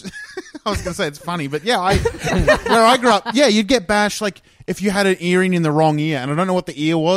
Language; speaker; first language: English; native; English